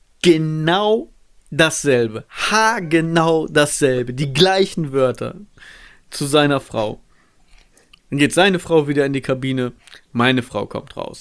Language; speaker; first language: German; native; German